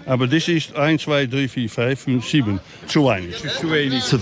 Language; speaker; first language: German; non-native, learner; Dutch